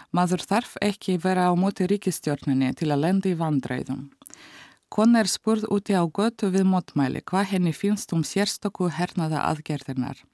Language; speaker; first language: Icelandic; non-native, fluent; Russian